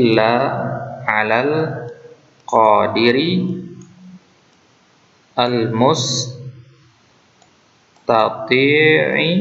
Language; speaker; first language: Arabic; non-native, fluent; Indonesian